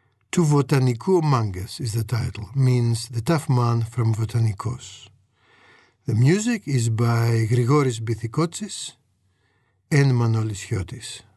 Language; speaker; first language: English; non-native, fluent; Greek